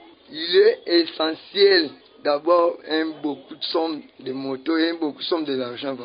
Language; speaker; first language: French; non-native, learner; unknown